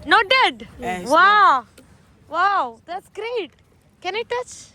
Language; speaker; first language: English; non-native, local second language; Malayalam